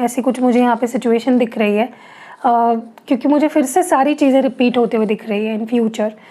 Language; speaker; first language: Hindi; non-native, local second language; Marathi